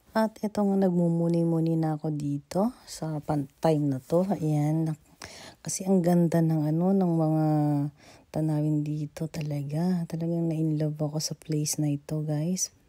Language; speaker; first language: Filipino; native; Filipino